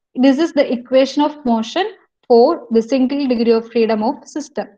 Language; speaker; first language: English; non-native, local second language; Malayalam